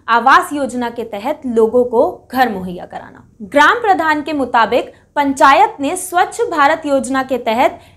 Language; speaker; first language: Hindi; native; Hindi